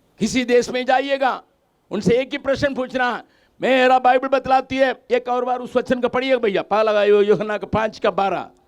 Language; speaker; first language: Hindi; non-native, local second language; Tamil